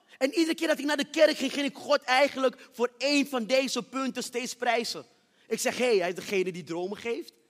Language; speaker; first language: Dutch; early bilingual, other home language; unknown